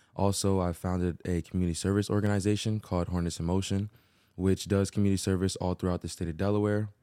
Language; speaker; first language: English; early bilingual, other home language; Haitian Creole